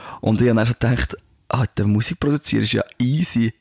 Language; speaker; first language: German; native; German